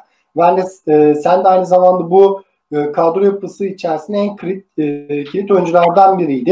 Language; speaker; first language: Turkish; native; Turkish